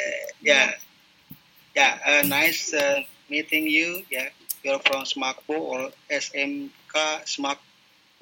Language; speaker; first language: English; non-native, local second language; Indonesian